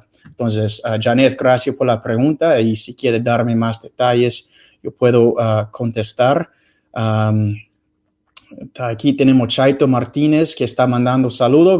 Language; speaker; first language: Spanish; non-native, fluent; English